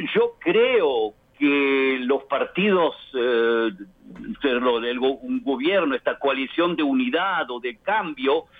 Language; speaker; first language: Spanish; native; Spanish